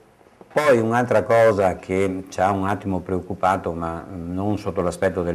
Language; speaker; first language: Italian; native; Italian